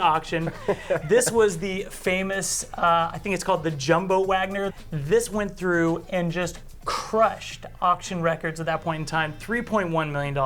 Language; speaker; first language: English; native; English